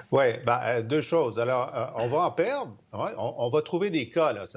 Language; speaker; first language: French; native; French